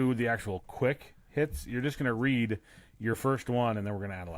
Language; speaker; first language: English; native; English